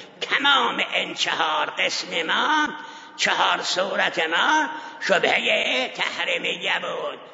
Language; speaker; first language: Persian; non-native, local second language; Azerbaijani